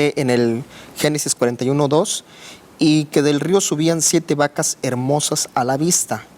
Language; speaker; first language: Spanish; native; Spanish